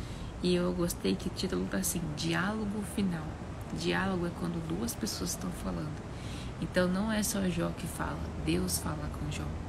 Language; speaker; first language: Portuguese; native; Portuguese